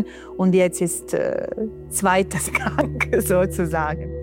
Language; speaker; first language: German; non-native, fluent; Bosnian